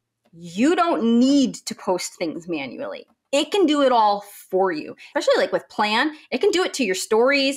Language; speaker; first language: English; native; English